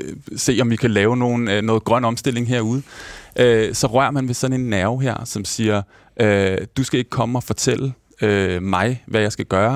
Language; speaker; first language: Danish; native; Danish